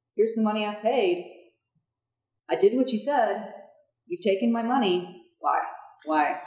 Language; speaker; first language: English; native; English